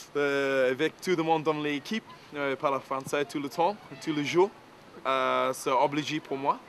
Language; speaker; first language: French; non-native, learner; English